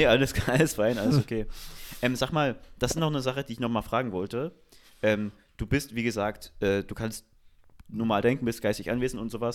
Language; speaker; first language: German; native; German